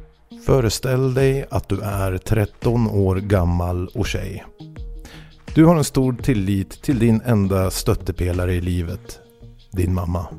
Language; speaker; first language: Swedish; native; Swedish